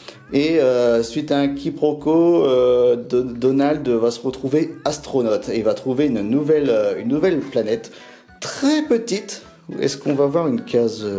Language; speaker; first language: French; native; French